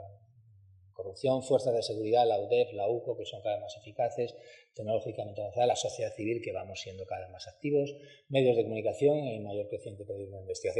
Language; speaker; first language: Spanish; native; Spanish